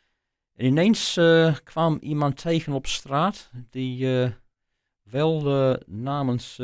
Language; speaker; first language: Dutch; non-native, fluent; English